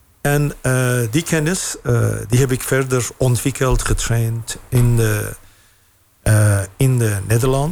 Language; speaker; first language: Dutch; non-native, fluent; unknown